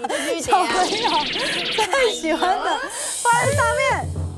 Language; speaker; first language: Chinese; native; Chinese